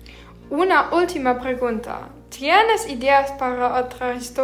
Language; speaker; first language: Spanish; non-native, learner; German